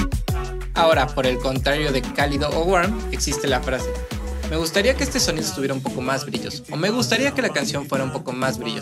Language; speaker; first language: Spanish; native; Spanish